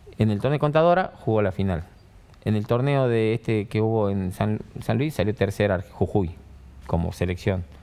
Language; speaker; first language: Spanish; native; Spanish